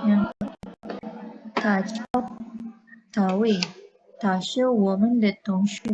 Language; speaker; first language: Chinese; non-native, learner; Indonesian